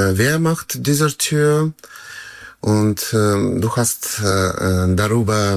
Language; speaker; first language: German; non-native, learner; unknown